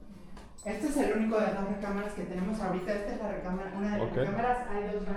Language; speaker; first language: Spanish; native; Spanish